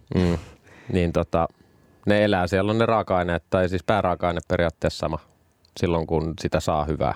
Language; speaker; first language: Finnish; native; Finnish